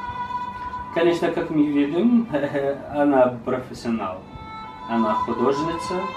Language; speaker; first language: Russian; non-native, learner; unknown